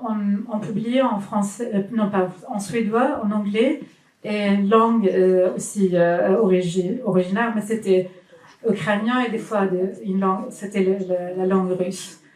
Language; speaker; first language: French; non-native, fluent; Swedish